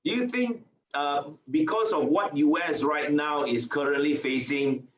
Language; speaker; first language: English; non-native, local second language; Chinese